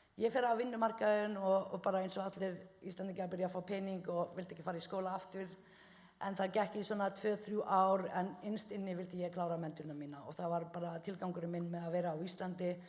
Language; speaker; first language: Icelandic; non-native, fluent; Arabic